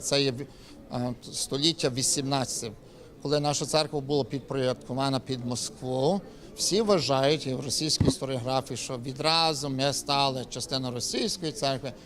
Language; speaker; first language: Ukrainian; early bilingual, heritage; Ukrainian